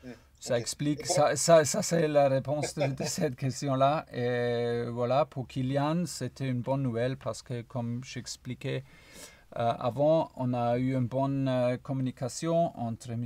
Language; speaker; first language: French; non-native, fluent; German